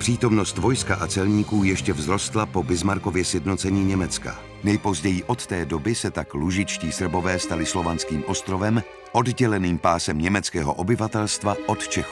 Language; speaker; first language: Czech; native; Czech